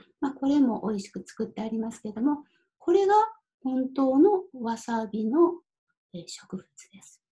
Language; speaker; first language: Japanese; native; Japanese